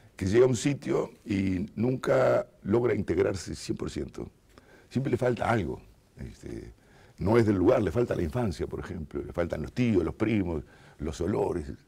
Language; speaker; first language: Spanish; native; Spanish